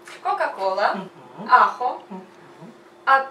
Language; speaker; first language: Spanish; non-native, learner; Russian